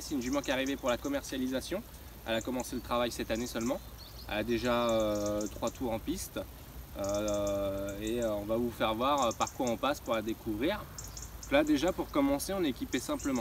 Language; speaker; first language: French; native; French